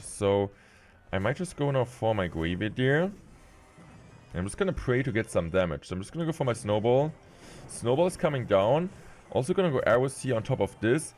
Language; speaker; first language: English; non-native, fluent; German